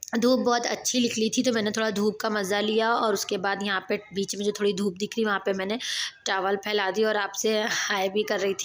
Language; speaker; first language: Hindi; native; Hindi